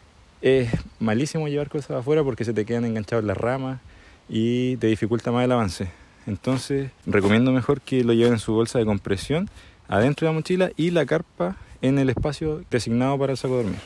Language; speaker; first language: Spanish; native; Spanish